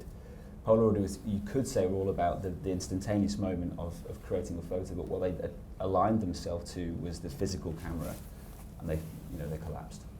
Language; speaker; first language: English; native; English